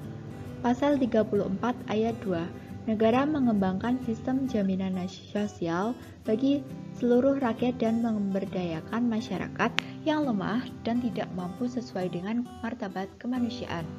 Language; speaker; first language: Indonesian; native; Indonesian